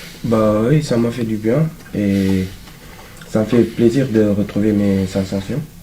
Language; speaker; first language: French; non-native, local second language; Wolof